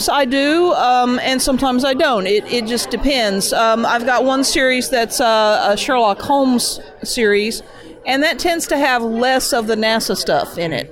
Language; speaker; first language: English; native; English